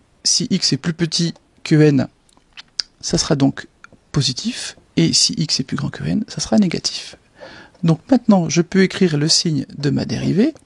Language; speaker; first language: French; native; French